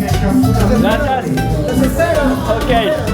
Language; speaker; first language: Spanish; non-native, learner; French